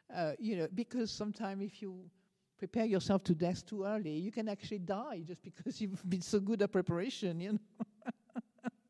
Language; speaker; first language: English; non-native, fluent; French